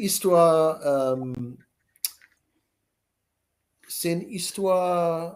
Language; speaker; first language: French; non-native, learner; English